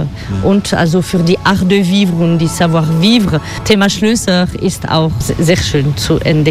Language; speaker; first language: German; non-native, fluent; French